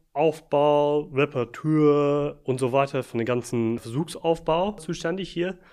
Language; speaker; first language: German; non-native, fluent; English